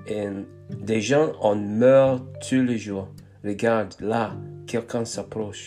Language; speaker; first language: French; non-native, learner; English